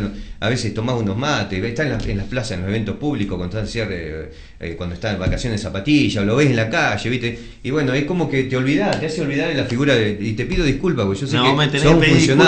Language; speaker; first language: Spanish; native; Spanish